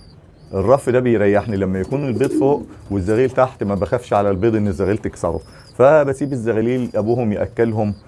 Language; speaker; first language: Arabic; native; Arabic